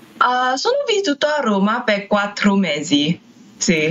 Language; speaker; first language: Italian; non-native, learner; English